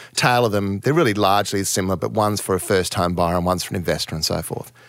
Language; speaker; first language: English; native; English